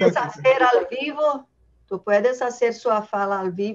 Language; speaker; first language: Spanish; non-native, learner; Portuguese